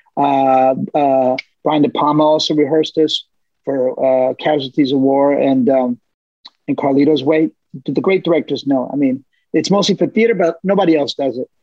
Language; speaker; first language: English; early bilingual, other home language; Spanish